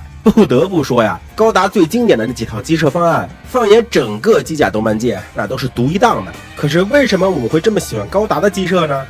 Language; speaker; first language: Chinese; native; Chinese